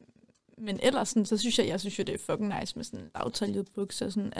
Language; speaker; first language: Danish; native; Danish